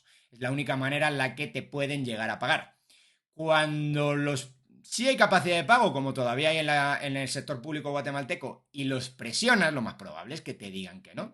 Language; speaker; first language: Spanish; native; Spanish